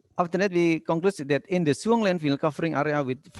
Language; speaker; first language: English; non-native, learner; Indonesian